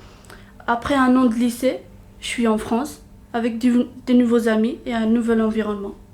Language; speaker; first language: French; non-native, fluent; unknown